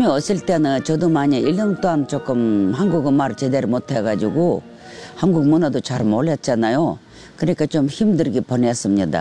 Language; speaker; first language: Korean; early bilingual, heritage; Russian